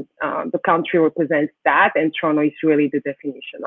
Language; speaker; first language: English; non-native, local second language; French